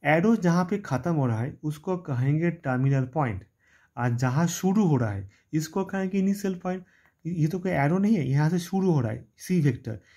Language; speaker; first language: Hindi; non-native, local second language; Bangla